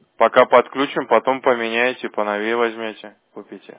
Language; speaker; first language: Russian; native; Russian